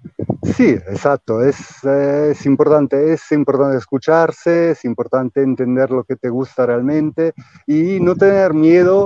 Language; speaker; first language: Spanish; non-native, fluent; Italian